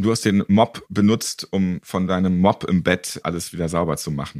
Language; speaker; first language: German; native; German